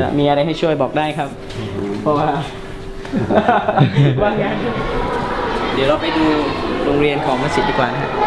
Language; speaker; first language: Thai; native; Thai